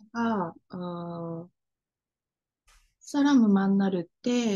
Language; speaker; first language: Korean; non-native, learner; Japanese